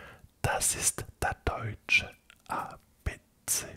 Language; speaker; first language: German; non-native, learner; French